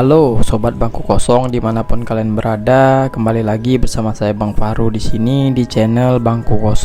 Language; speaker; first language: Indonesian; native; Indonesian